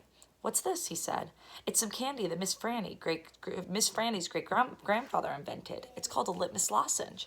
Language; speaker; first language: English; native; English